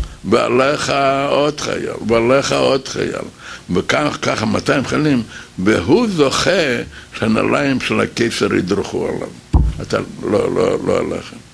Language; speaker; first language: Hebrew; non-native, fluent; Yiddish